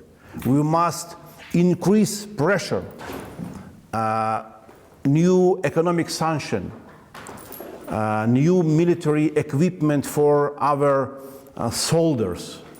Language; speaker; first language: English; non-native, learner; Ukrainian